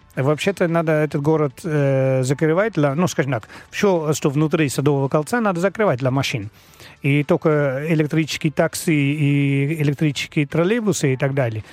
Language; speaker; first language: Russian; non-native, learner; Dutch